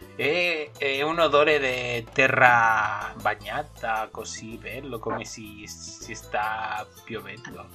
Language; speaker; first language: Italian; non-native, learner; Spanish